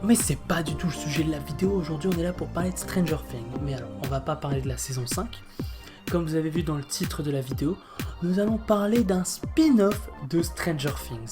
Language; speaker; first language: French; native; French